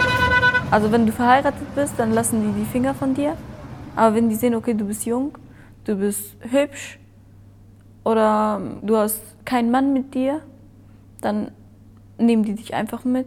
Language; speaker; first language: German; early bilingual, other home language; Persian